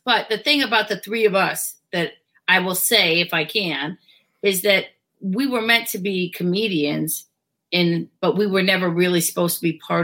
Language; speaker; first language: English; native; English